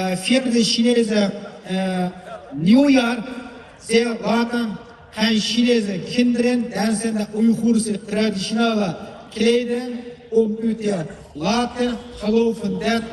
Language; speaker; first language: Dutch; non-native, learner; Uyghur